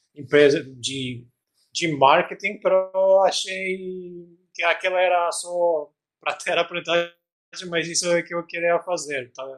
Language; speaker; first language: Portuguese; non-native, fluent; Albanian